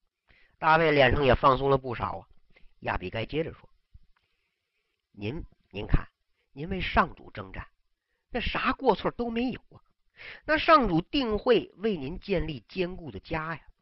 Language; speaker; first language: Chinese; native; Chinese